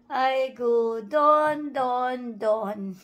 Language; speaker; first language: Korean; non-native, learner; Filipino